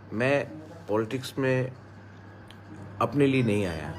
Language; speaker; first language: Hindi; non-native, local second language; Kok Borok